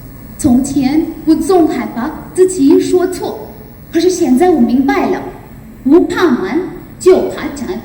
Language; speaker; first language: Chinese; non-native, learner; Hindi